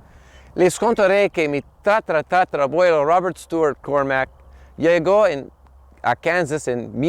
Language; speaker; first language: Spanish; non-native, learner; English